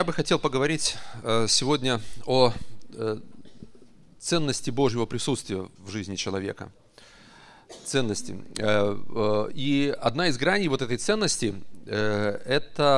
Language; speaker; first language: Russian; native; Russian